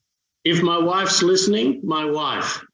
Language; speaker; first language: English; native; English